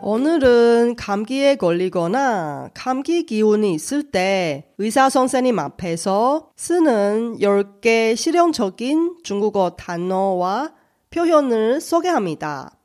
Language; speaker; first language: Korean; non-native, fluent; Chinese